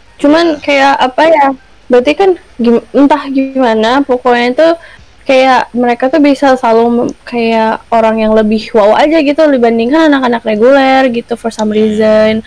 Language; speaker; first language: Indonesian; early bilingual, heritage; Indonesian